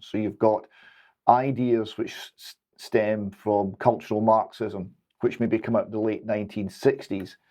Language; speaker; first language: English; native; English